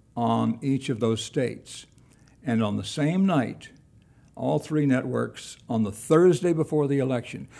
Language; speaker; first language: English; native; English